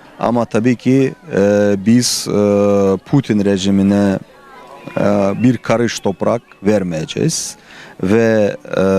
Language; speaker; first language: Turkish; non-native, fluent; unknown